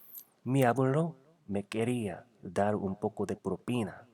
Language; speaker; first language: Spanish; non-native, fluent; Korean